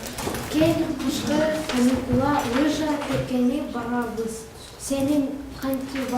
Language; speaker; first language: Kyrgyz; non-native, local second language; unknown